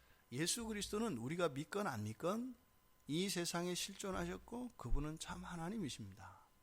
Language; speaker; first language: Korean; native; Korean